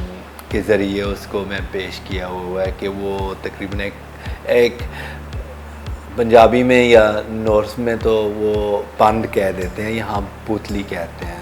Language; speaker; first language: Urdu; early bilingual, heritage; Urdu